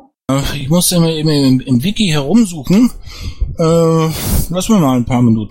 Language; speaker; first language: German; native; German